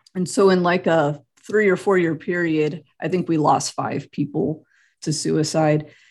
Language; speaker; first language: English; native; English